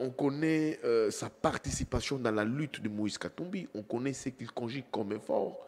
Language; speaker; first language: French; non-native, local second language; Lingala